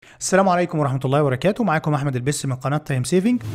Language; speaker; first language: Arabic; native; Arabic